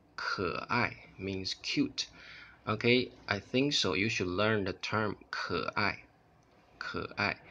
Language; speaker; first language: English; non-native, fluent; Chinese